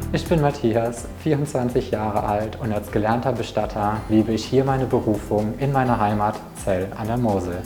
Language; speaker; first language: German; native; German